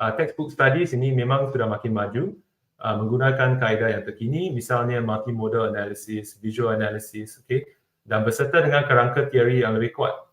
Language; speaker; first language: Malay; non-native, local second language; Chinese